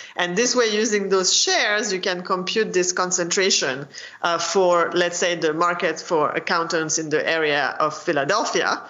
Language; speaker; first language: English; non-native, fluent; French